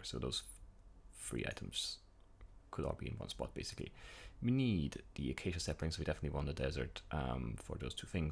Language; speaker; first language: English; native; English